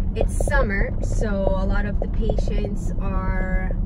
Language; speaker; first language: English; early bilingual, other home language; Spanish